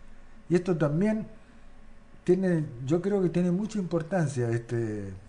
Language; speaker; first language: Spanish; native; Spanish